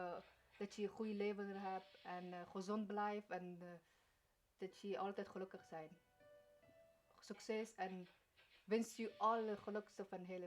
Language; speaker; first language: Dutch; early bilingual, other home language; Persian